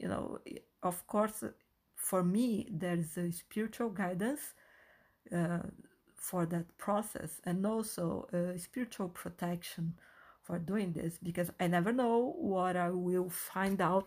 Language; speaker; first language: English; non-native, fluent; Portuguese